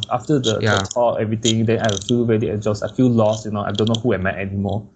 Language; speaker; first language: English; non-native, local second language; Chinese